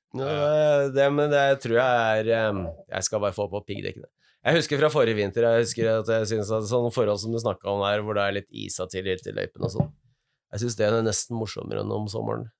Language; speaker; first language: Norwegian; native; Norwegian